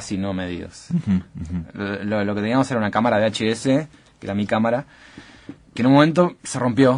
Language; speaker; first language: Spanish; native; Spanish